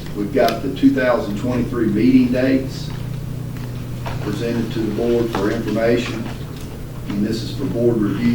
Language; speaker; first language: English; native; English